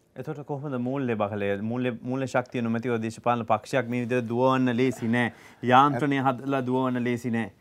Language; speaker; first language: Sinhala; native; Sinhala